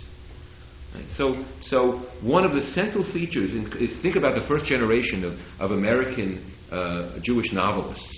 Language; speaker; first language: English; native; English